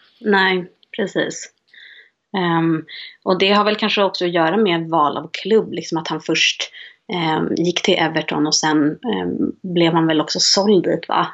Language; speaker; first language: Swedish; native; Swedish